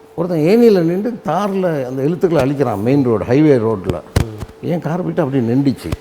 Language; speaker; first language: Tamil; native; Tamil